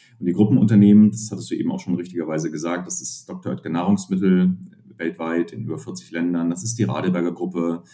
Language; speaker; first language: German; native; German